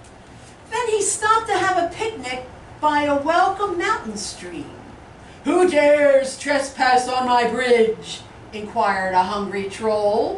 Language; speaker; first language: English; native; English